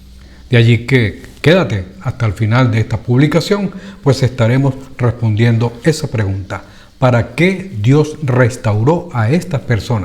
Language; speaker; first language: Spanish; native; Spanish